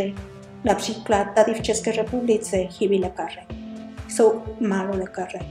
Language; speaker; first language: Czech; non-native, learner; Spanish